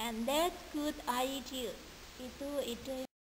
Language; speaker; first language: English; non-native, fluent; Indonesian